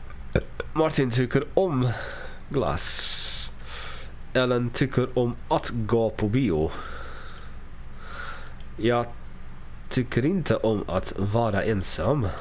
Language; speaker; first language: Swedish; non-native, learner; English